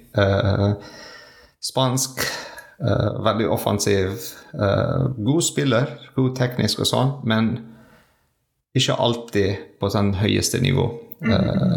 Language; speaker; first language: Norwegian; non-native, learner; French